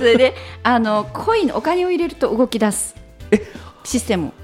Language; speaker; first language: Japanese; non-native, fluent; Chinese